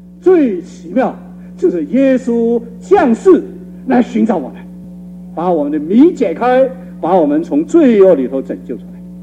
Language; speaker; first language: Chinese; non-native, local second language; Cantonese